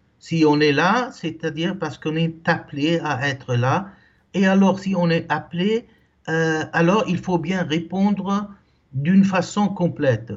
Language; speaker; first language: French; non-native, local second language; Arabic